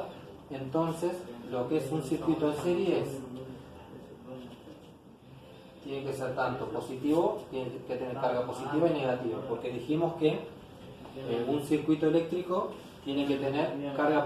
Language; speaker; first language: Spanish; native; Spanish